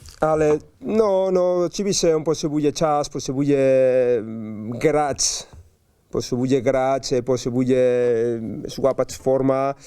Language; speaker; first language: Polish; non-native, learner; Spanish